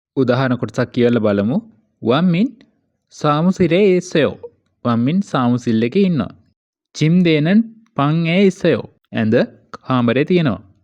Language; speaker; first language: Sinhala; native; Sinhala